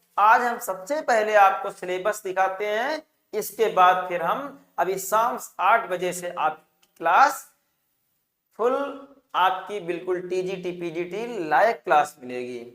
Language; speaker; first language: Hindi; native; Hindi